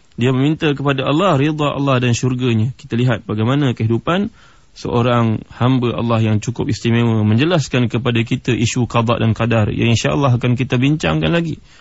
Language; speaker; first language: Malay; native; Malay